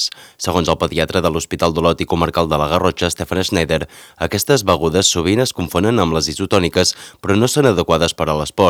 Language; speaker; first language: Catalan; native; Catalan